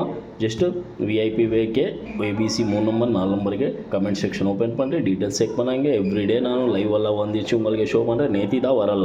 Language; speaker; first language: Tamil; non-native, learner; Kannada